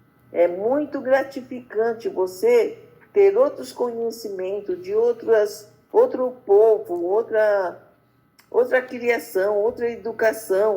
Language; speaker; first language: Portuguese; early bilingual, other home language; Arabic